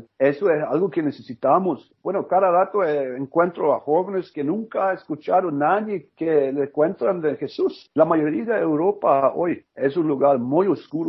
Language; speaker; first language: Spanish; non-native, learner; Norwegian